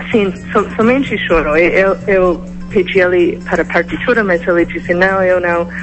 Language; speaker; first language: Portuguese; non-native, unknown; English